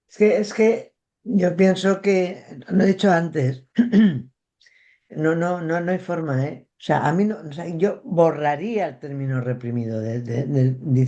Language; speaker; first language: Spanish; native; Spanish